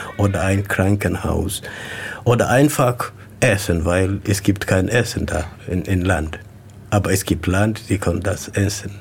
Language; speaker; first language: German; non-native, learner; Swahili